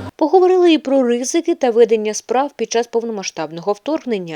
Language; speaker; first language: Ukrainian; native; Ukrainian